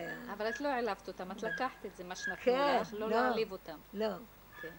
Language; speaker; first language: Hebrew; native; Hebrew